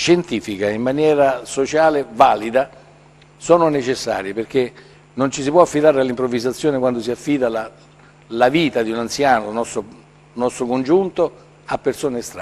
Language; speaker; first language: Italian; native; Italian